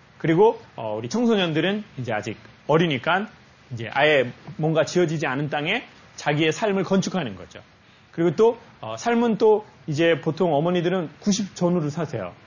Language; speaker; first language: Korean; native; Korean